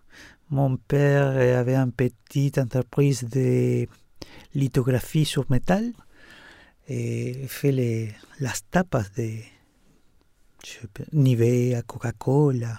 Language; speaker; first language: French; non-native, learner; Spanish